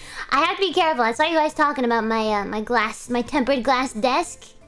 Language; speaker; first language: English; native; English